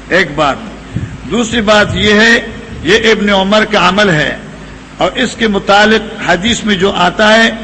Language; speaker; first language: Urdu; non-native, local second language; Northern Hindko